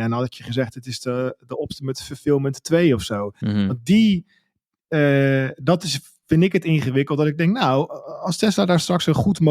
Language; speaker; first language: Dutch; native; Dutch